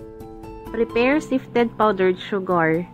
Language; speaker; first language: English; non-native, local second language; Filipino